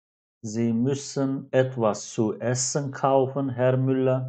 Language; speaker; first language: German; non-native, fluent; Turkish